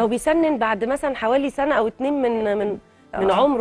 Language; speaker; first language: Arabic; native; Arabic